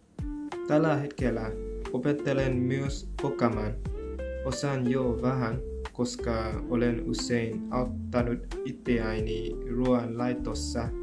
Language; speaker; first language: Finnish; non-native, fluent; Vietnamese